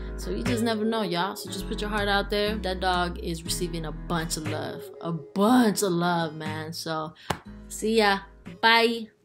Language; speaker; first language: English; early bilingual, other home language; Spanish